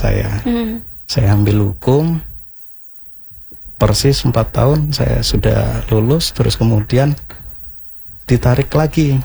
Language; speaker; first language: Indonesian; non-native, local second language; Javanese